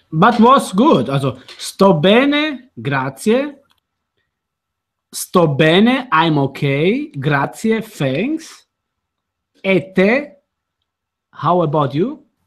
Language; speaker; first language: English; non-native, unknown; Italian